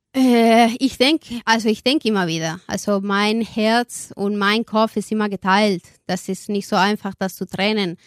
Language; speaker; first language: German; non-native, fluent; Spanish